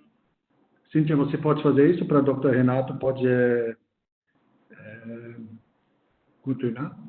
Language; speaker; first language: Portuguese; non-native, fluent; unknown